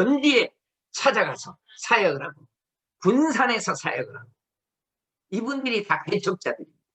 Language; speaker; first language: Korean; native; Korean